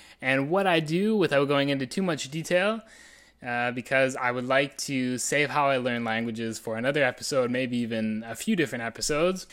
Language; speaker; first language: English; native; English